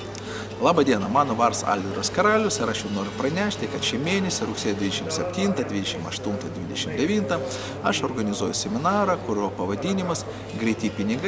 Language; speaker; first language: Lithuanian; native; Lithuanian